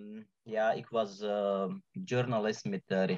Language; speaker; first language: Dutch; non-native, learner; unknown